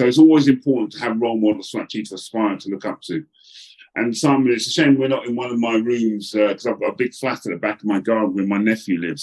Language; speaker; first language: English; native; English